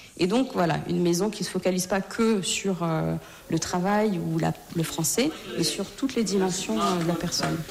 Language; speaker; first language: French; native; French